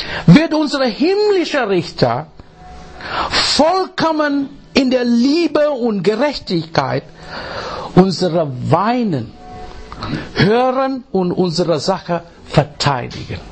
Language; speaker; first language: German; non-native, fluent; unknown